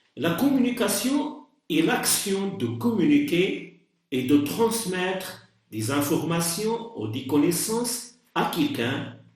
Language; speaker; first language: French; non-native, local second language; Arabic